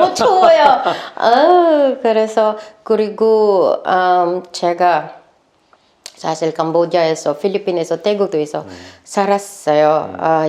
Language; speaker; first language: Korean; non-native, learner; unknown